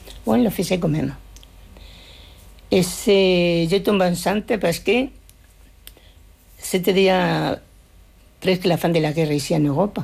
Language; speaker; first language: French; non-native, fluent; Spanish